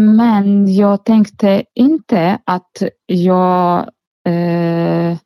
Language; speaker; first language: Swedish; non-native, learner; Ukrainian